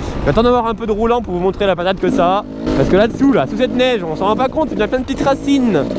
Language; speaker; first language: French; native; French